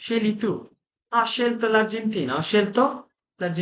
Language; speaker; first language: Italian; non-native, fluent; Bangla